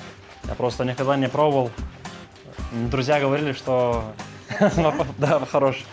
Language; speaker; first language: Russian; non-native, learner; Lithuanian